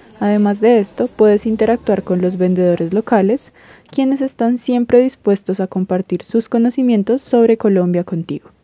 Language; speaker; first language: Spanish; native; Spanish